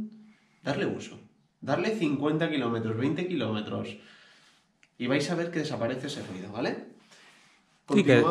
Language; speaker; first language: Spanish; native; Spanish